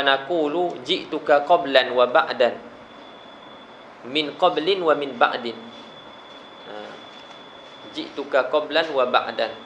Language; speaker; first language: Arabic; non-native, fluent; Malay